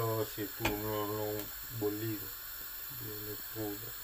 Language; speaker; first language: Italian; non-native, learner; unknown